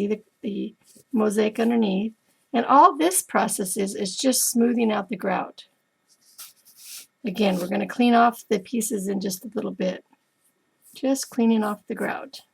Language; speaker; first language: English; native; English